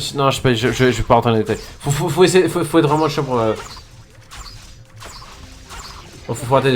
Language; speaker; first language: French; native; French